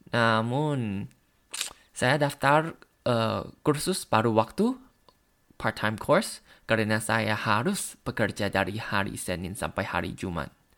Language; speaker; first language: Indonesian; non-native, learner; Thai